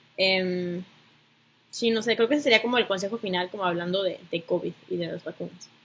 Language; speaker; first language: Spanish; native; Spanish